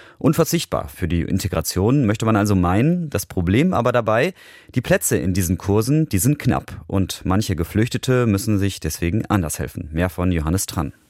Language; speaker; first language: German; native; German